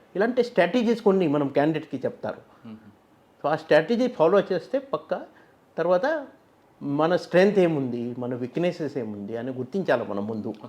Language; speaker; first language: Telugu; non-native, fluent; Marathi